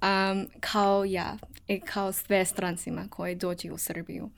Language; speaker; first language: Serbian; non-native, learner; English